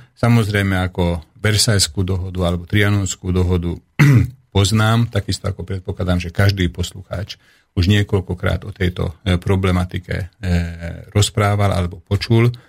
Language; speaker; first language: Slovak; non-native, local second language; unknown